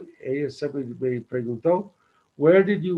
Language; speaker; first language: Spanish; non-native, learner; English